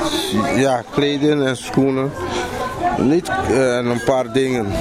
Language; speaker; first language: Dutch; non-native, local second language; Papiamento